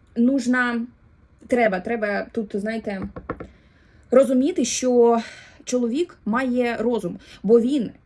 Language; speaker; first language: Ukrainian; non-native, local second language; Russian